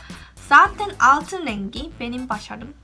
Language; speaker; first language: Turkish; non-native, fluent; Korean